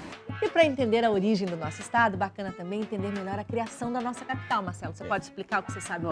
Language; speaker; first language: Portuguese; native; Portuguese